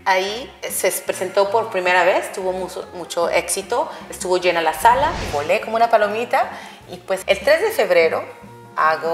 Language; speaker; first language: Spanish; native; Spanish